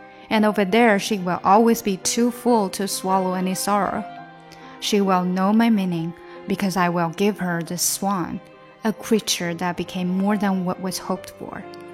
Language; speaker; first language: English; non-native, fluent; Chinese